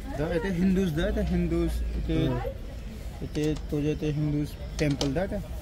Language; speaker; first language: Russian; non-native, learner; Hindi